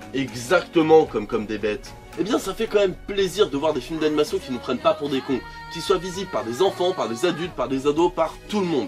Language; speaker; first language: French; native; French